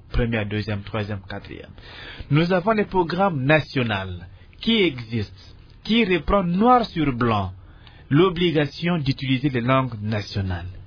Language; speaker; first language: French; non-native, local second language; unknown